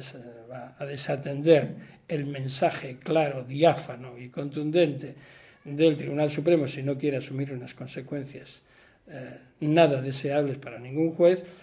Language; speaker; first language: Spanish; native; Spanish